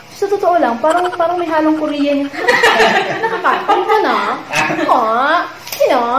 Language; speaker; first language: Filipino; non-native, local second language; Cebuano